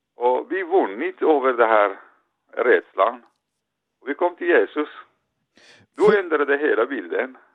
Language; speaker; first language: Swedish; non-native, fluent; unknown